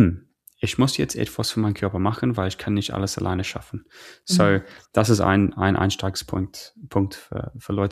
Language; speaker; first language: German; non-native, fluent; English